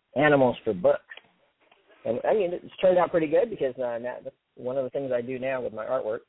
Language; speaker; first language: English; native; English